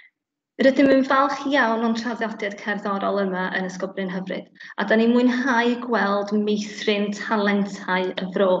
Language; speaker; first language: Welsh; native; Welsh